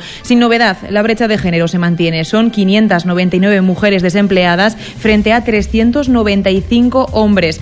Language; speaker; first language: Spanish; native; Spanish